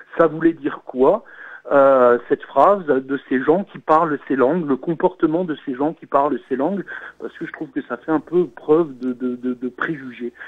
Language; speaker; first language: French; native; French